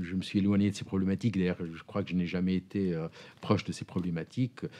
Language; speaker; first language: French; non-native, local second language; Arabic